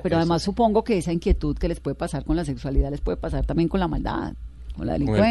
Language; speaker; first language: Spanish; native; Spanish